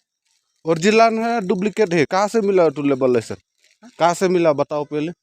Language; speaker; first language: Hindi; non-native, local second language; Khasi